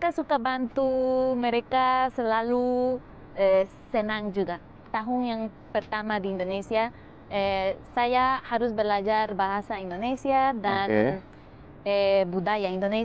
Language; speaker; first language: Indonesian; non-native, fluent; Spanish